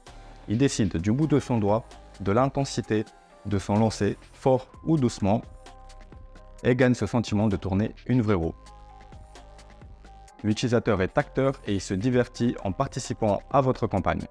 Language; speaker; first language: French; native; French